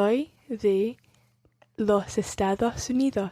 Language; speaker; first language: Spanish; non-native, learner; English